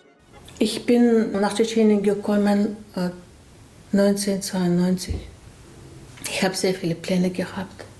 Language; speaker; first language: German; non-native, learner; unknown